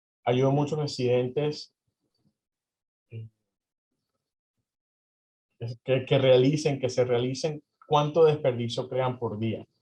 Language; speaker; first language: Spanish; early bilingual, heritage; Spanish